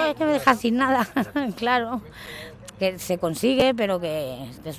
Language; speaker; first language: Spanish; native; Spanish